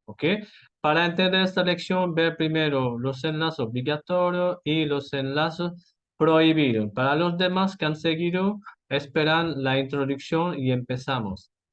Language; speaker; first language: Spanish; non-native, fluent; French